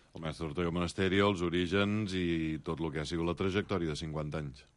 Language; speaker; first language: Catalan; native; Catalan